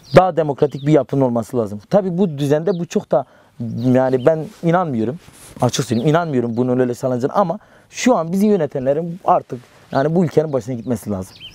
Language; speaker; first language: Turkish; non-native, local second language; Kurdish